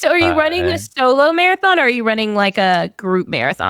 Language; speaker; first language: English; native; English